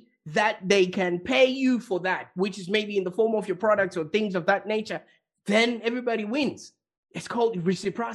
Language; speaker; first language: English; non-native, local second language; Shona